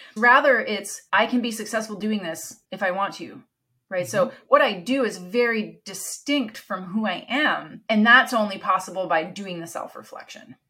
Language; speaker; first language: English; non-native, fluent; Italian